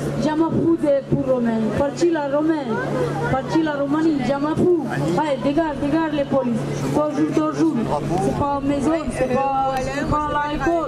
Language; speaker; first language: French; non-native, learner; Romanian